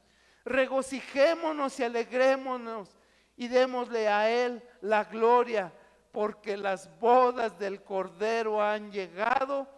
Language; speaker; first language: Spanish; native; Spanish